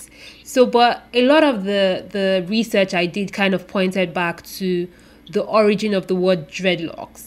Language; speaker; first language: English; non-native, local second language; Yoruba